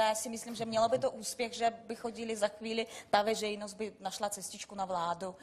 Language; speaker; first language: Czech; non-native, fluent; Russian